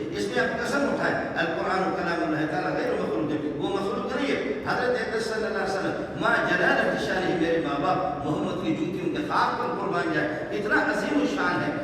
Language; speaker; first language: Urdu; non-native, local second language; Baluchi